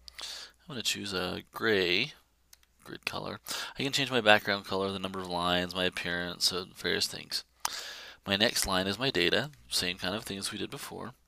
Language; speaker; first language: English; native; English